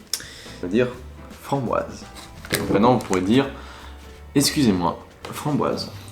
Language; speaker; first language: French; native; French